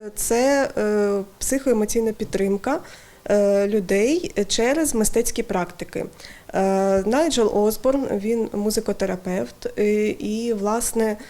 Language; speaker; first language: Ukrainian; native; Ukrainian